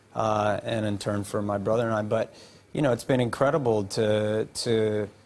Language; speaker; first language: English; native; English